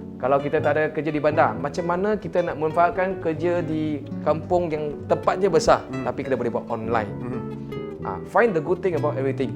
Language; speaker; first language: Malay; non-native, local second language; Chinese